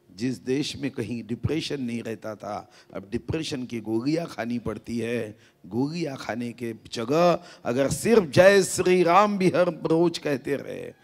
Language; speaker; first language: Hindi; non-native, local second language; Marathi